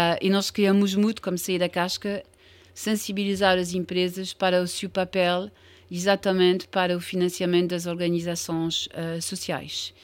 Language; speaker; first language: Portuguese; non-native, fluent; French